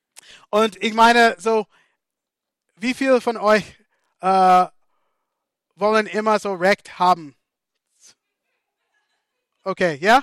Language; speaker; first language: German; non-native, fluent; English